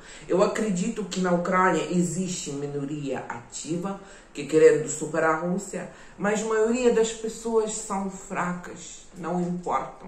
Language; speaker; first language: Portuguese; non-native, fluent; Ukrainian